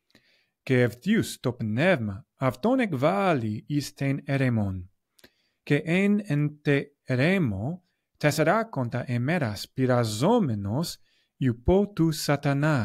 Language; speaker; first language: Greek; non-native, fluent; English